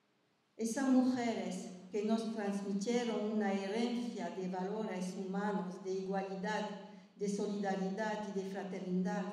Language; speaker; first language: Spanish; early bilingual, heritage; French